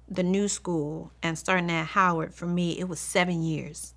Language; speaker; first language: English; native; English